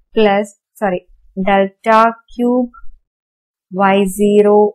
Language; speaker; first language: English; non-native, local second language; Malayalam